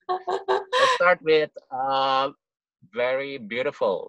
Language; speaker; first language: English; non-native, local second language; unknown